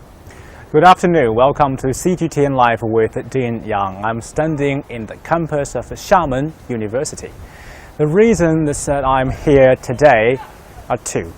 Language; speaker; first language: English; non-native, fluent; Chinese